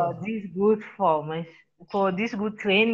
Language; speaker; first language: English; non-native, learner; French